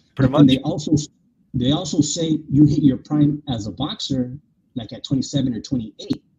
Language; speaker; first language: English; native; English